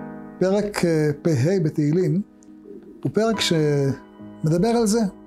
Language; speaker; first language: Hebrew; native; Hebrew